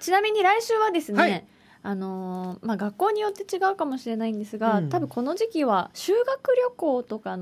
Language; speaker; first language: Japanese; native; Japanese